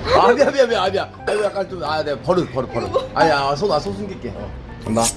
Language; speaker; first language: Korean; native; Korean